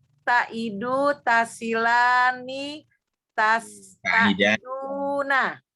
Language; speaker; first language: Arabic; non-native, learner; Indonesian